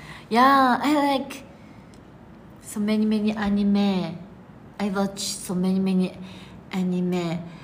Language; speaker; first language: English; non-native, learner; Japanese